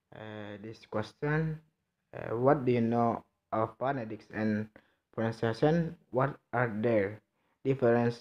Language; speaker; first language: English; non-native, learner; Indonesian